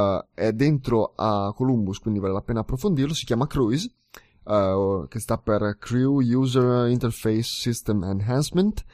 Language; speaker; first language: Italian; native; Italian